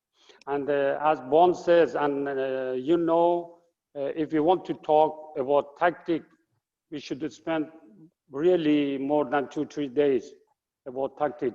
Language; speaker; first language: English; non-native, fluent; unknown